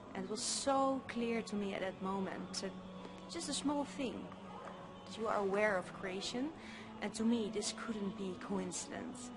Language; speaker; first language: English; non-native, fluent; Dutch